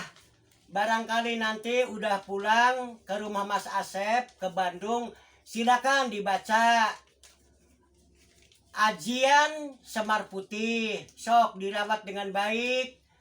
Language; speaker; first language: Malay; non-native, local second language; Javanese